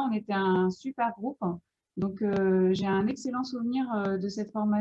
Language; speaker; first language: French; native; French